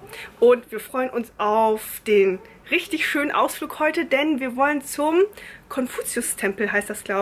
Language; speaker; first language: German; native; German